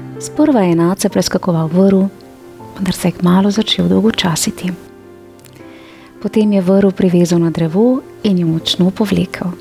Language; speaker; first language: Slovenian; native; Slovenian